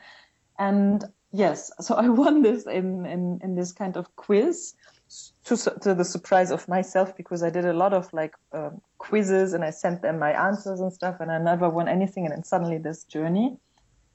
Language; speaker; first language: English; non-native, fluent; German